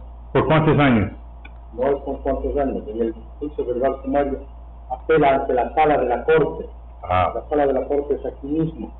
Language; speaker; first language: Spanish; native; Spanish